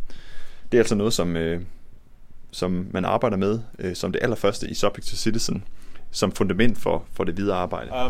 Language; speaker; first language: Danish; native; Danish